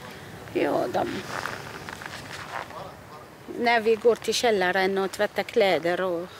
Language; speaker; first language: Swedish; non-native, learner; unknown